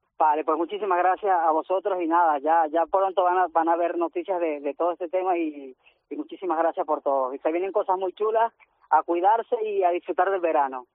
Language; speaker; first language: Spanish; native; Spanish